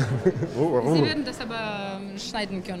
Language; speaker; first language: German; non-native, fluent; Russian